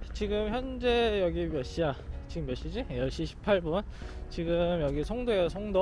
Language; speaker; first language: Korean; native; Korean